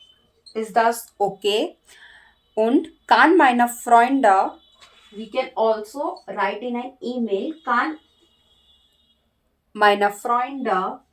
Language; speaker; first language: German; non-native, learner; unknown